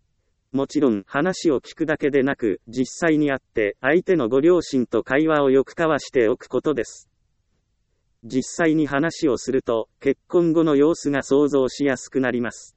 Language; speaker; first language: Japanese; native; Japanese